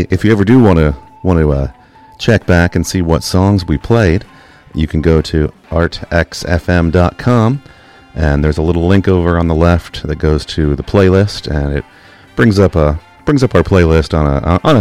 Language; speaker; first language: English; native; English